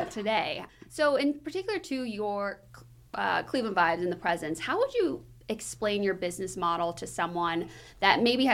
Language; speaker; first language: English; native; English